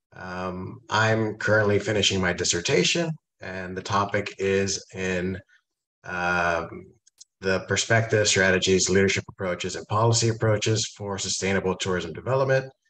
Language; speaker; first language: English; native; English